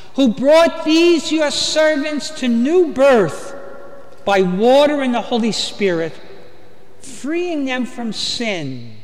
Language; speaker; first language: English; native; English